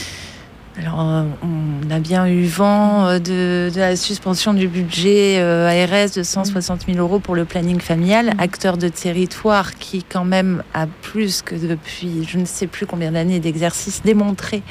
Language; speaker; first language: French; native; French